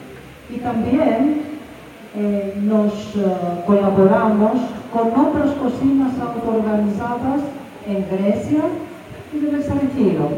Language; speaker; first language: Spanish; non-native, fluent; Greek